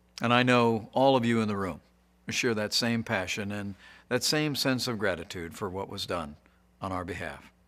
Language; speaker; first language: English; native; English